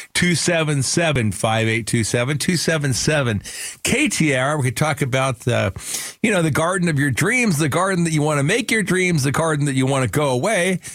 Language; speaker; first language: English; native; English